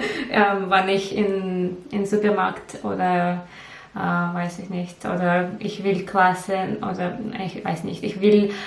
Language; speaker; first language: German; non-native, learner; Russian